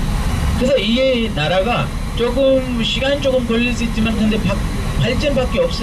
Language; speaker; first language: Korean; non-native, fluent; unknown